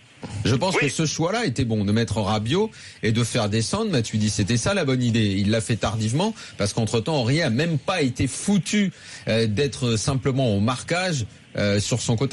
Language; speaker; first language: French; native; French